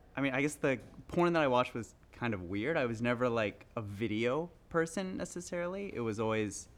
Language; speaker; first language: English; native; English